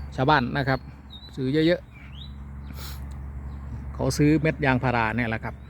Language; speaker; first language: Thai; native; Thai